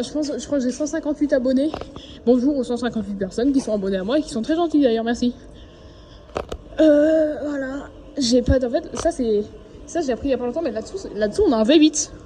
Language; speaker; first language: French; native; French